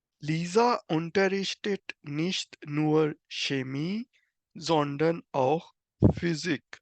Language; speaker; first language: German; non-native, fluent; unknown